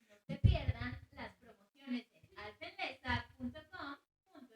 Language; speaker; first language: Spanish; native; Spanish